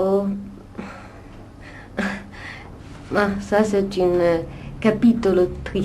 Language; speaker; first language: French; non-native, fluent; Italian